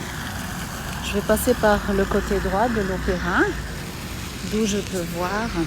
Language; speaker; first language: French; non-native, fluent; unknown